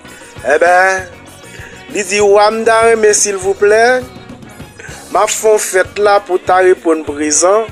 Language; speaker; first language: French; non-native, local second language; Haitian Creole